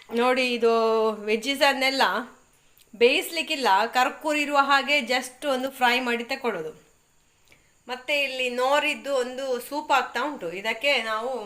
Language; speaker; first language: Kannada; non-native, local second language; Tulu